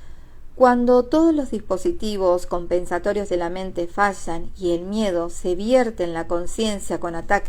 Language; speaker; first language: Spanish; native; Spanish